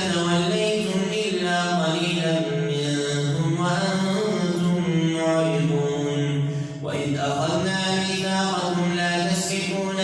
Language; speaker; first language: Arabic; native; Arabic